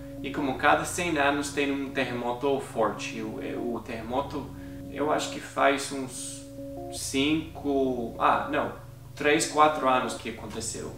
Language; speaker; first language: Portuguese; non-native, fluent; English